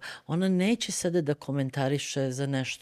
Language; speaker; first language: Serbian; early bilingual, other home language; Bosnian